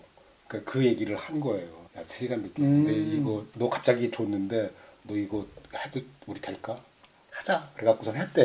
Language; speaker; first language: Korean; native; Korean